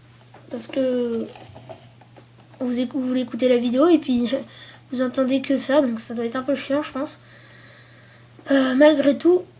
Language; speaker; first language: French; native; French